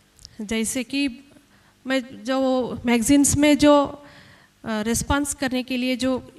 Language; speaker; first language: Hindi; non-native, local second language; Kannada